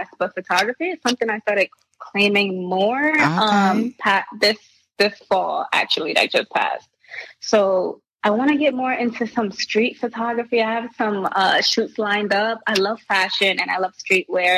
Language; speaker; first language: English; native; English